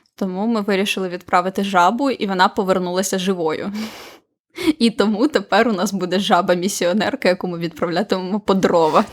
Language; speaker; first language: Ukrainian; native; Ukrainian